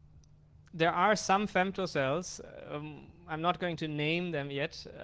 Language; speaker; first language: English; non-native, fluent; German